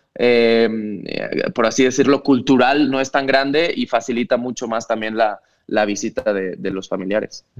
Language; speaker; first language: Spanish; non-native, local second language; Catalan